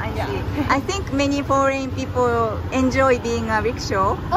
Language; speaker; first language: English; non-native, fluent; Japanese